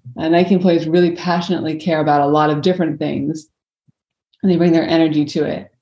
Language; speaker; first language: English; native; English